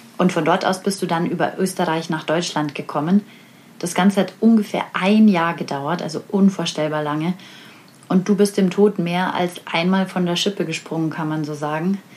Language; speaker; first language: German; native; German